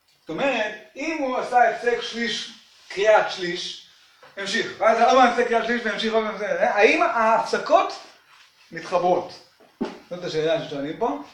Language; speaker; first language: Hebrew; native; Hebrew